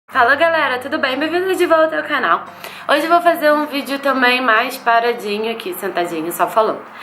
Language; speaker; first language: Portuguese; native; Portuguese